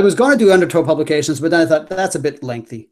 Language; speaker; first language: English; native; English